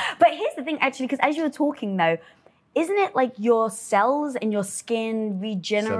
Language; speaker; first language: English; native; English